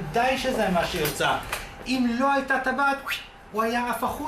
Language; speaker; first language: Hebrew; native; Hebrew